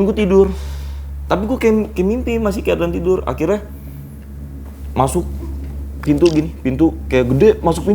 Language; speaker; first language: Indonesian; native; Indonesian